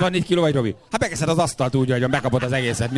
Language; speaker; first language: Hungarian; native; Hungarian